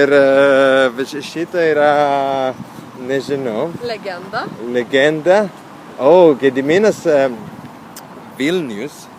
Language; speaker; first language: Lithuanian; non-native, learner; Italian